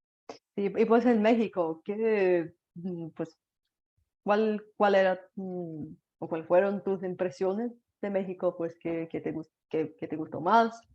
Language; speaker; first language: Spanish; non-native, fluent; Bulgarian